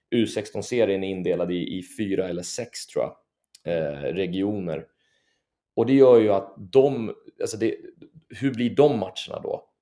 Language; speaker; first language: Swedish; native; Swedish